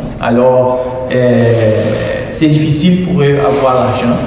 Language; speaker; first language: French; non-native, fluent; Portuguese